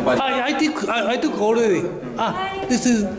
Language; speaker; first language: English; non-native, learner; Japanese